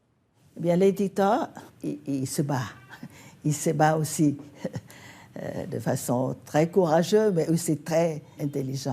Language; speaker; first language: French; non-native, fluent; Vietnamese